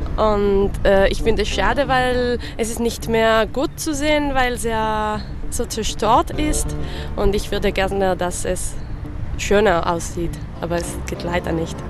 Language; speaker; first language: German; non-native, learner; French